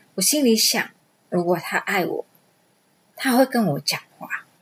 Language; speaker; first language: Chinese; non-native, fluent; Vietnamese